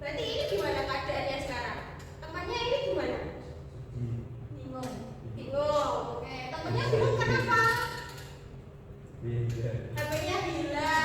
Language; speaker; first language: Indonesian; native; Indonesian